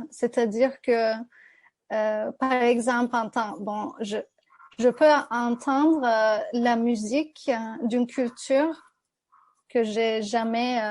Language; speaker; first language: French; non-native, fluent; Turkish